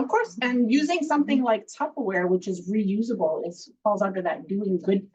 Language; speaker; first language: English; native; English